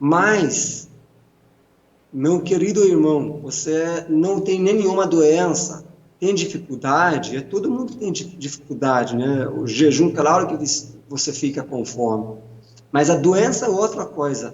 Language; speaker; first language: Portuguese; non-native, fluent; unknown